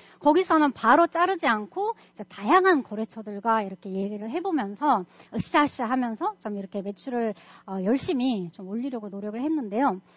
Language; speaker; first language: Korean; non-native, fluent; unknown